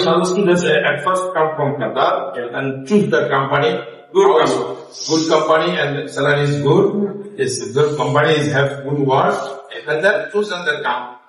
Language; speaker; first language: English; non-native, learner; Bangla